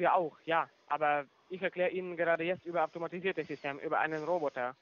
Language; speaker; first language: German; non-native, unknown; Russian